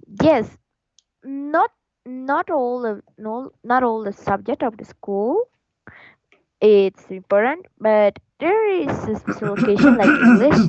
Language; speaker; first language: English; non-native, learner; Spanish